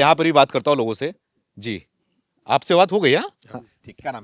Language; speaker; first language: Hindi; native; Hindi